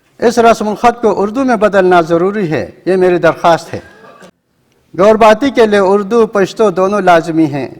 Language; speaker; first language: Urdu; non-native, local second language; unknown